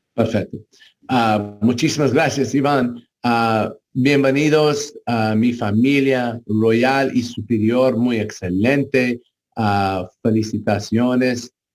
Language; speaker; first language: Spanish; non-native, learner; English